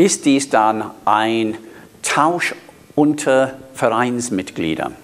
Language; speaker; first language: German; non-native, fluent; English